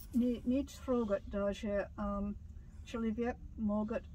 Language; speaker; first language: Russian; non-native, learner; English